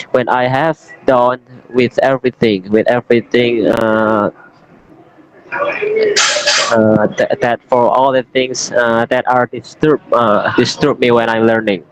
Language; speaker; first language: English; non-native, learner; Indonesian